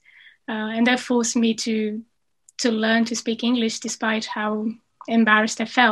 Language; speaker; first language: English; non-native, fluent; Portuguese